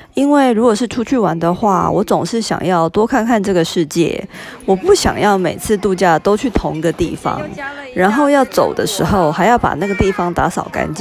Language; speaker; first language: Chinese; native; Chinese